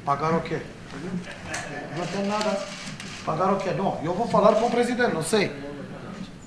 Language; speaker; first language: Portuguese; non-native, fluent; Romanian